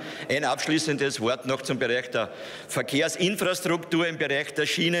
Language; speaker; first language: German; native; German